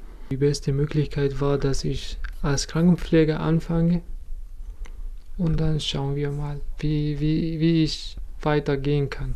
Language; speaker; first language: German; non-native, fluent; Kurdish